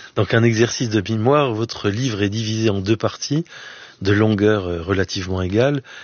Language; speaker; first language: French; native; French